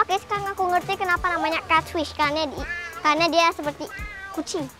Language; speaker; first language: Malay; early bilingual, heritage; Indonesian